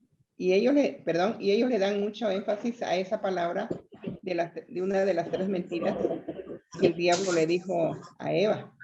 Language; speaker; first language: Spanish; native; Spanish